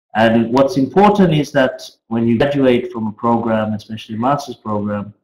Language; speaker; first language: English; native; English